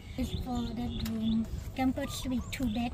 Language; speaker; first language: English; non-native, learner; Thai